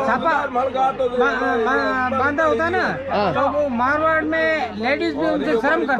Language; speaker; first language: Hindi; non-native, local second language; Marwari